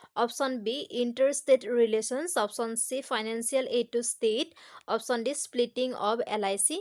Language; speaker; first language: English; non-native, local second language; Assamese